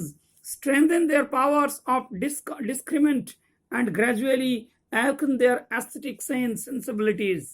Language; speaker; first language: English; non-native, local second language; Bangla